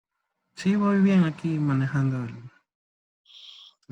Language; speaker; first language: Spanish; native; Spanish